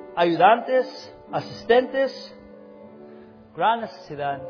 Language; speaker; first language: Spanish; non-native, fluent; English